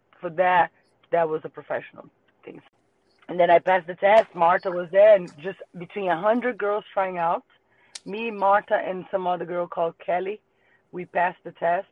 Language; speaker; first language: English; non-native, fluent; Portuguese